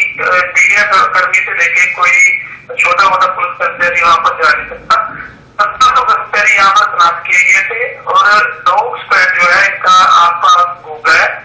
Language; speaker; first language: Hindi; non-native, local second language; Punjabi